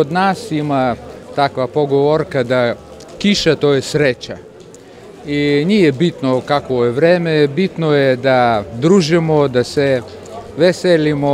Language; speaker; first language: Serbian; non-native, fluent; Russian